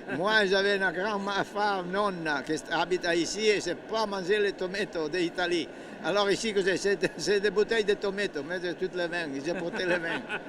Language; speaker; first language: French; non-native, learner; Italian